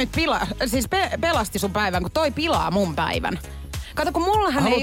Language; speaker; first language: Finnish; native; Finnish